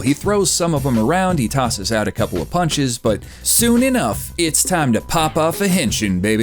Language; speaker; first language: English; native; English